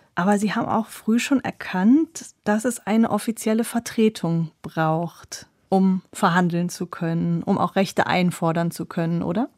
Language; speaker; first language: German; native; German